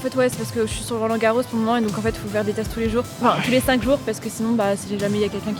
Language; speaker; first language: French; native; French